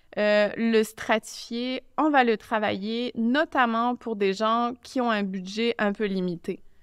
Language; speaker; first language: French; native; French